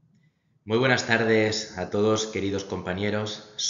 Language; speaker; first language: Spanish; native; Spanish